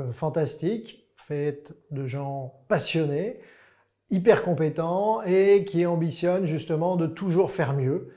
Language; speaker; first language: French; native; French